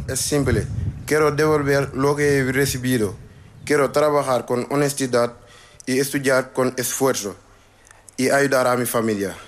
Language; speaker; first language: Spanish; non-native, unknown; Wolof